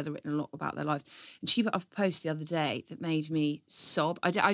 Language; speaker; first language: English; native; English